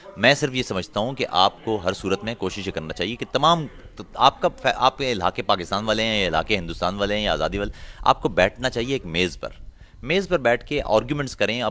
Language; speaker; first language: Urdu; non-native, local second language; Punjabi